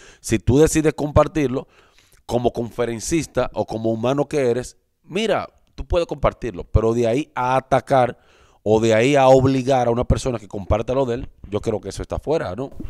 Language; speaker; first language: Spanish; native; Spanish